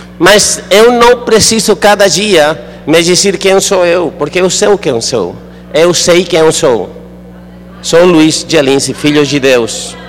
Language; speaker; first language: Portuguese; non-native, fluent; Spanish